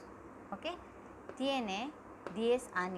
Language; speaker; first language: Spanish; non-native, learner; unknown